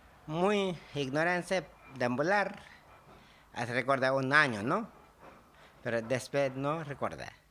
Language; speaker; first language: Spanish; non-native, learner; Tibetan